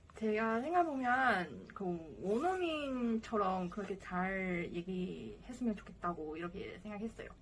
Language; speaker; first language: Korean; non-native, learner; Chinese